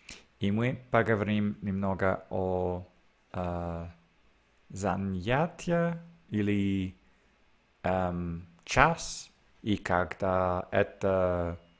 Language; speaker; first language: Russian; non-native, learner; Spanish